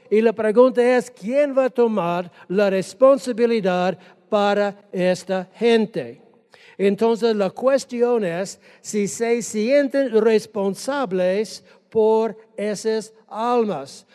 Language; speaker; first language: Spanish; non-native, fluent; English